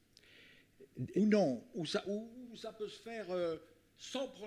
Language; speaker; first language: French; native; French